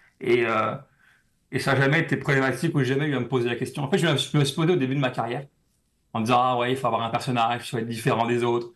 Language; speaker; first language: French; native; French